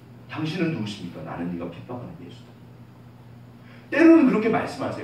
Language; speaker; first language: Korean; native; Korean